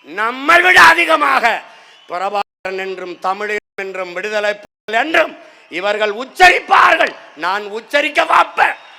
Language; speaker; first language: Tamil; native; Tamil